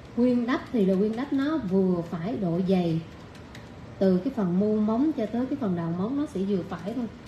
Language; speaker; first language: Vietnamese; native; Vietnamese